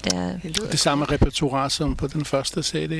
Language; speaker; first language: Danish; non-native, fluent; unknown